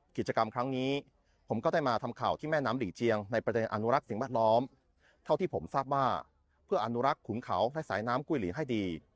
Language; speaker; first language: Thai; non-native, fluent; Chinese